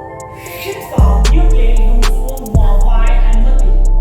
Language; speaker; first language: Vietnamese; non-native, learner; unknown